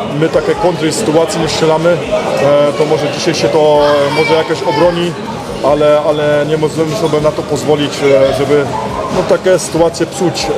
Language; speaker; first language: Polish; early bilingual, heritage; German